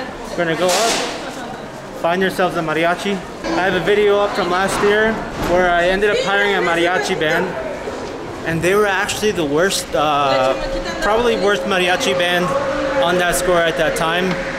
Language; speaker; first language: English; native; English